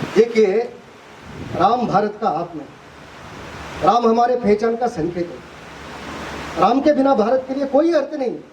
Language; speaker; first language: Hindi; non-native, local second language; Kannada